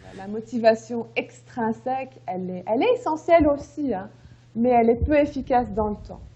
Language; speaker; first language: French; native; French